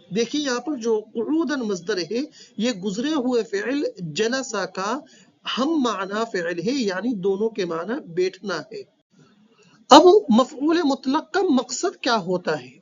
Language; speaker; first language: Urdu; native; Urdu